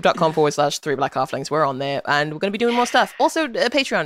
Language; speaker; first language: English; native; English